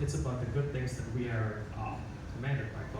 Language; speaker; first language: English; non-native, fluent; Indonesian